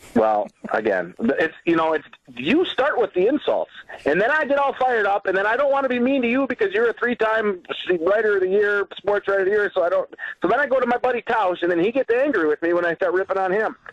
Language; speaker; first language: English; native; English